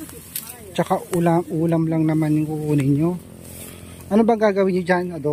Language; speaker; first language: Filipino; native; Filipino